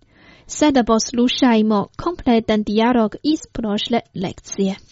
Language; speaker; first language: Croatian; non-native, fluent; Chinese